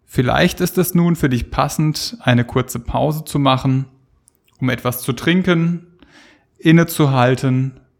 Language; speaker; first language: German; native; German